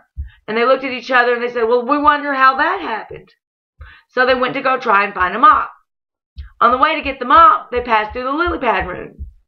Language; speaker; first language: English; native; English